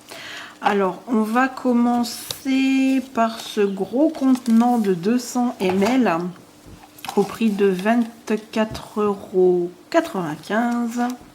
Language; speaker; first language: French; native; French